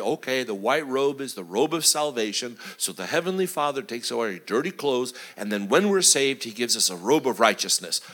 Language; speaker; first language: English; native; English